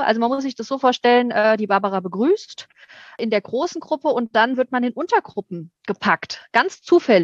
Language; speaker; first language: German; native; German